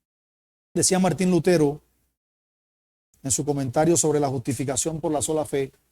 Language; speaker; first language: Spanish; native; Spanish